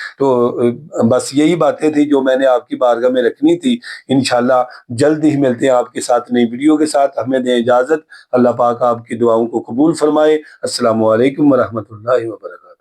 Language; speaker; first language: Urdu; non-native, local second language; Punjabi